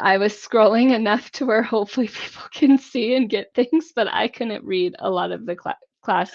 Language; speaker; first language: English; native; English